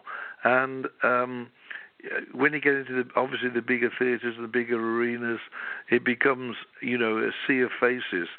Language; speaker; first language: English; native; English